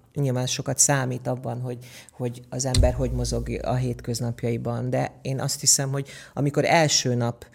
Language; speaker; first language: Hungarian; native; Hungarian